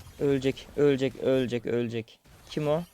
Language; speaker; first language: Turkish; native; Turkish